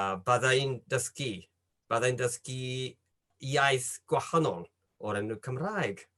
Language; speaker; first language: Welsh; non-native, fluent; Japanese